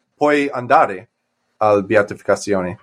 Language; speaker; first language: Italian; non-native, learner; English